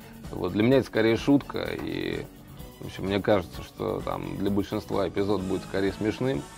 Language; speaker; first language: Russian; native; Russian